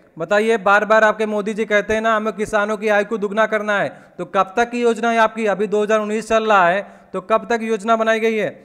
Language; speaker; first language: Hindi; native; Hindi